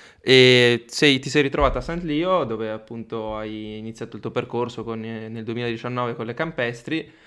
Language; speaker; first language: Italian; native; Italian